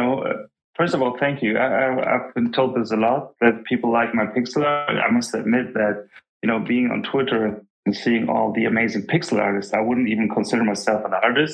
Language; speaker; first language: English; non-native, fluent; German